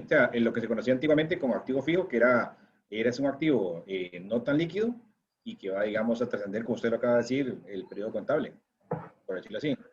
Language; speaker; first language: Spanish; native; Spanish